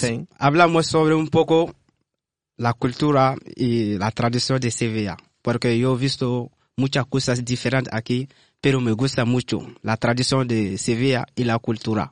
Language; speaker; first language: Spanish; non-native, learner; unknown